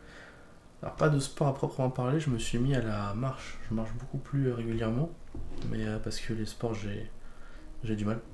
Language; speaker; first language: French; native; French